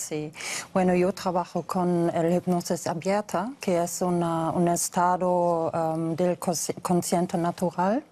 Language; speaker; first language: Spanish; non-native, fluent; German